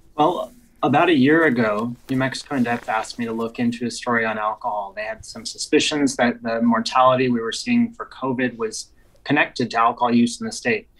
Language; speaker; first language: English; native; English